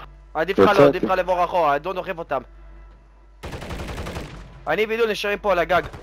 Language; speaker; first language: Hebrew; native; Hebrew